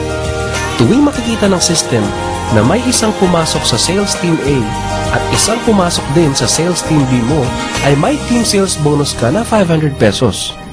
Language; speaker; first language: Filipino; native; Filipino